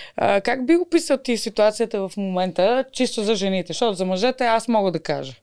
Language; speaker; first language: Bulgarian; native; Bulgarian